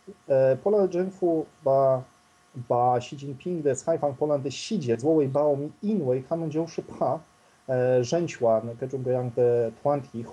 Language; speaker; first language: Chinese; non-native, fluent; Polish